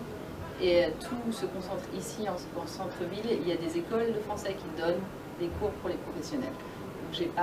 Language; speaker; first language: French; native; French